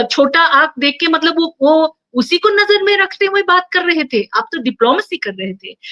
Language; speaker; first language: Hindi; non-native, local second language; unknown